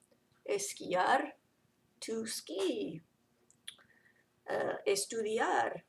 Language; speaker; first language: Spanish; non-native, fluent; English